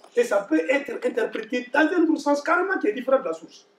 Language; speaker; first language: French; non-native, local second language; Bambara